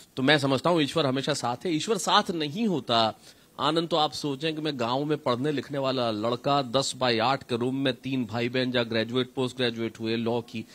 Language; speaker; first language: Hindi; native; Hindi